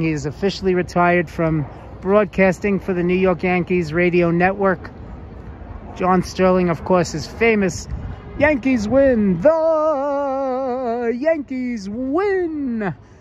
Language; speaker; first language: English; native; English